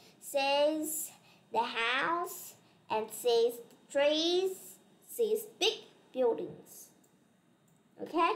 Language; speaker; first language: English; non-native, learner; Vietnamese